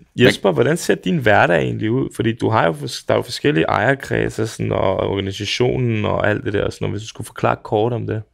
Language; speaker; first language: Danish; early bilingual, other home language; Serbian